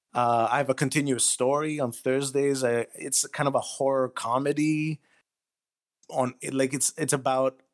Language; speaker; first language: English; non-native, fluent; Greek